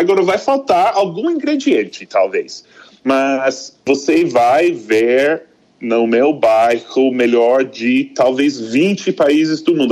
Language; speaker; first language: Portuguese; non-native, fluent; English